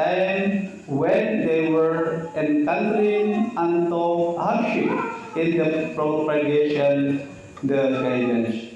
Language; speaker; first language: English; non-native, learner; Indonesian